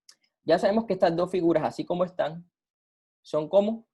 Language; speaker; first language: Spanish; native; Spanish